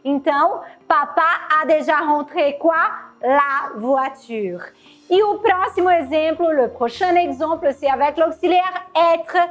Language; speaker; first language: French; non-native, fluent; Portuguese